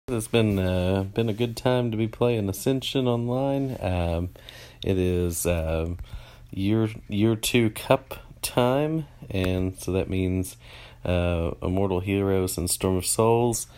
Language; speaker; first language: English; native; English